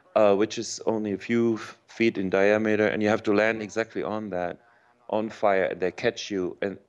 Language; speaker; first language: English; non-native, fluent; German